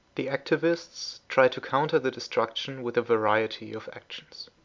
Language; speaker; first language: English; non-native, fluent; German